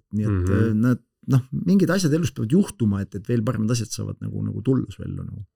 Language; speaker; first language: Estonian; native; Estonian